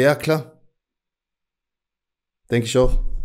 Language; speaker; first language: German; native; German